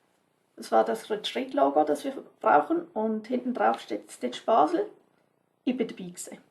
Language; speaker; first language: German; non-native, fluent; English